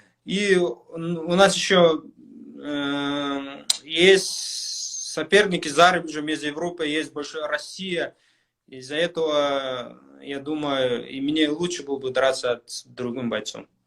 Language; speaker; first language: Russian; non-native, local second language; Kyrgyz